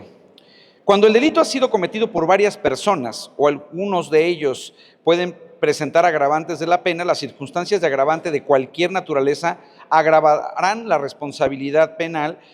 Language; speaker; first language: Spanish; native; Spanish